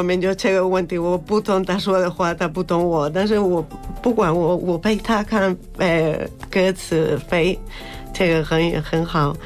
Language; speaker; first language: Chinese; non-native, fluent; Spanish